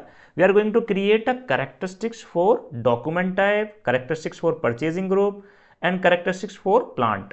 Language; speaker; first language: English; non-native, local second language; Hindi